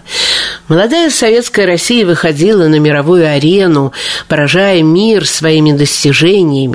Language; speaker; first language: Russian; native; Russian